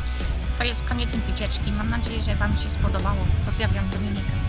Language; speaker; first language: Polish; native; Polish